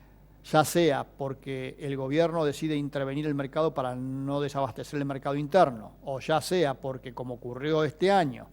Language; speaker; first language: Spanish; native; Spanish